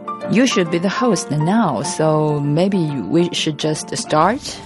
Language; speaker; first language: English; non-native, learner; Chinese